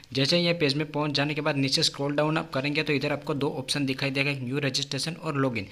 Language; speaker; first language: Hindi; non-native, local second language; Gujarati